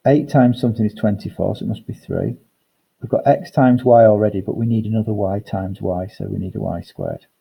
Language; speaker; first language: English; native; English